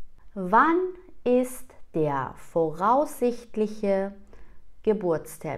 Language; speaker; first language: German; non-native, fluent; Persian